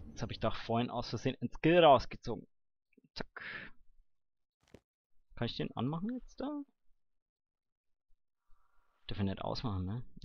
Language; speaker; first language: German; native; German